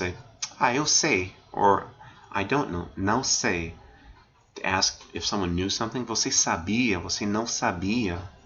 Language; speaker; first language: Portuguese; non-native, fluent; English